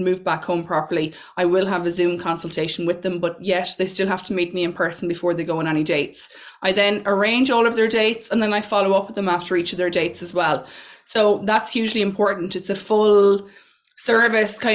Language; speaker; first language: English; native; English